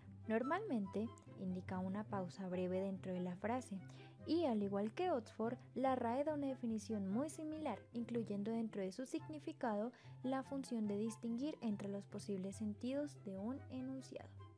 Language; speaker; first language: Spanish; native; Spanish